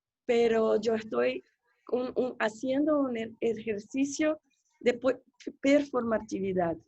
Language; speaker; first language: Spanish; non-native, fluent; Portuguese